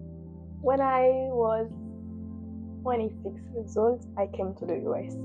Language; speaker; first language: English; non-native, learner; Haitian Creole